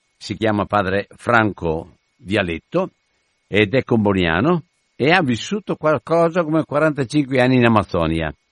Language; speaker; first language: Italian; native; Italian